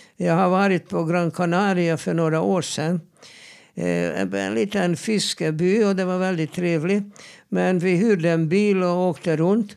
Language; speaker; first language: Swedish; non-native, fluent; Hungarian